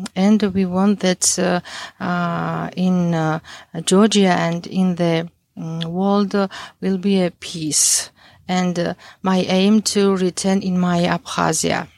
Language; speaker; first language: English; non-native, learner; Mingrelian